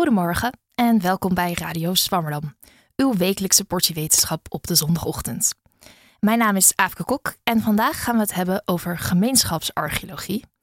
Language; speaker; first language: Dutch; native; Dutch